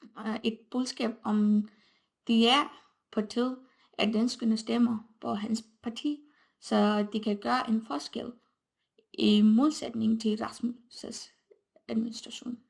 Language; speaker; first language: Danish; non-native, fluent; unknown